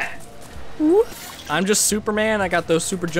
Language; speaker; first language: English; native; English